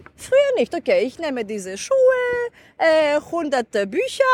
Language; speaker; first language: German; non-native, fluent; Greek